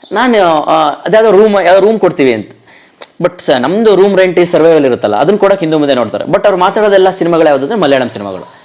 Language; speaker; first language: Kannada; native; Kannada